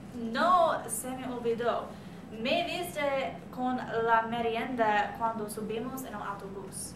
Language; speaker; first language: Spanish; non-native, learner; English